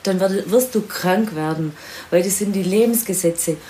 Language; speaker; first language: German; native; German